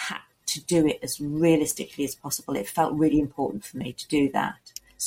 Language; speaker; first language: English; native; English